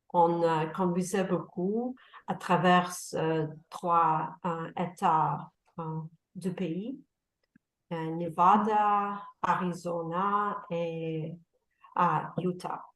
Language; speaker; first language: French; non-native, learner; Russian